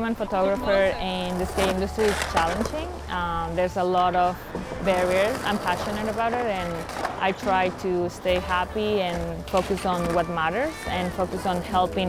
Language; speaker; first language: English; non-native, fluent; Spanish